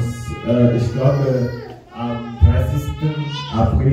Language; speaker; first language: German; non-native, learner; French